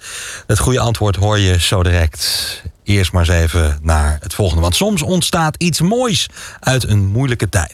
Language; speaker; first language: Dutch; native; Dutch